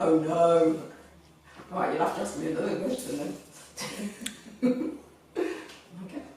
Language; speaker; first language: English; native; English